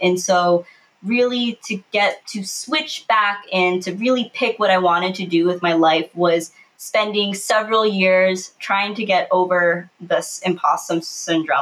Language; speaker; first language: English; native; English